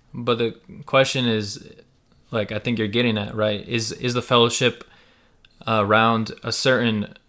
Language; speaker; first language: English; early bilingual, other home language; Russian